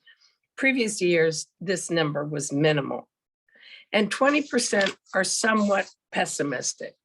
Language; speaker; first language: English; native; English